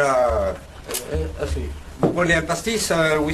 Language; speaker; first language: French; native; French